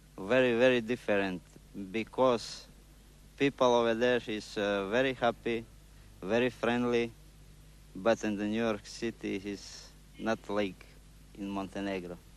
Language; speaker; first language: English; non-native, local second language; Croatian